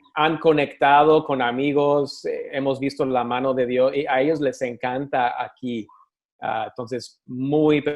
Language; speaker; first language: Spanish; early bilingual, other home language; English